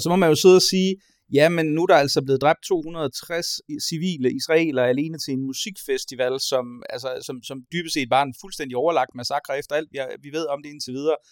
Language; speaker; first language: Danish; native; Danish